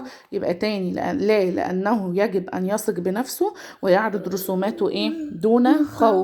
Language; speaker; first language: Arabic; native; Arabic